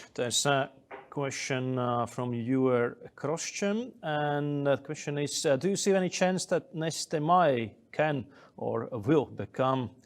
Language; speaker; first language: English; non-native, fluent; Latvian